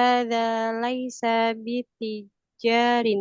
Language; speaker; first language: Arabic; non-native, learner; Indonesian